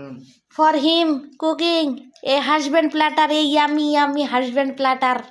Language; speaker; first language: English; non-native, learner; Bangla